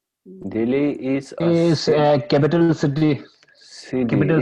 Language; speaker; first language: English; non-native, learner; Tibetan